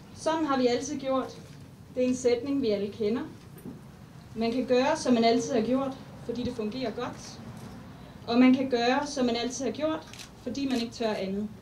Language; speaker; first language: Danish; native; Danish